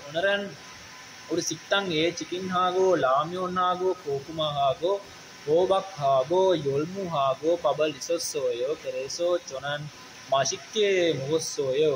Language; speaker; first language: Korean; non-native, learner; Sinhala